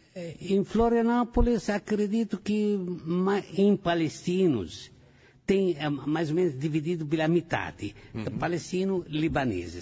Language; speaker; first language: Portuguese; non-native, fluent; Arabic